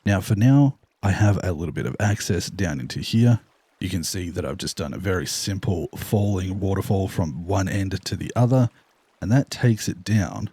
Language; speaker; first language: English; native; English